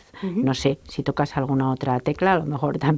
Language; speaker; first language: Spanish; native; Spanish